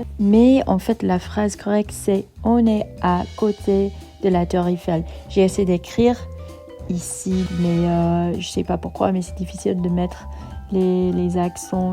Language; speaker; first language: French; non-native, fluent; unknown